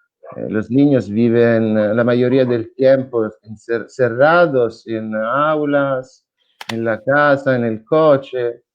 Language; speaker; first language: Spanish; non-native, fluent; Italian